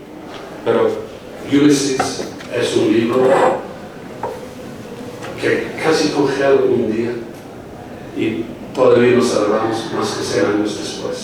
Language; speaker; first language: Spanish; non-native, fluent; English